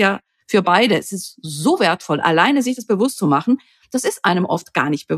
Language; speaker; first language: German; native; German